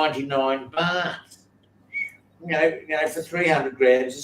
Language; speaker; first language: English; native; English